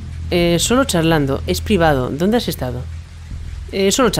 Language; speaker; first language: Spanish; native; Spanish